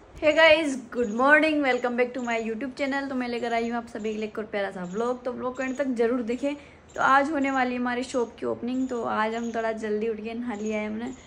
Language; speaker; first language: Hindi; native; Hindi